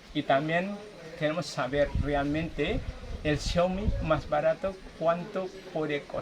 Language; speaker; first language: Spanish; non-native, fluent; Indonesian